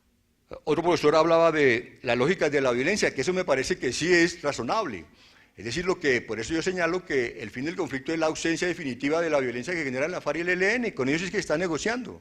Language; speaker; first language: Spanish; native; Spanish